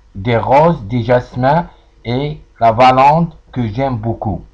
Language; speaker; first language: French; non-native, local second language; Arabic